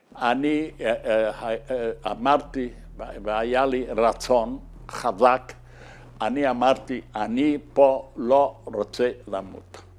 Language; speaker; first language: Hebrew; non-native, fluent; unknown